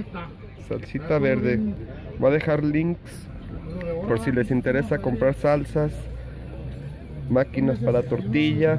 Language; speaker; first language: Spanish; native; Spanish